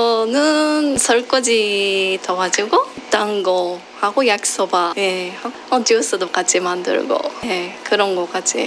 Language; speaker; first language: Korean; non-native, fluent; Japanese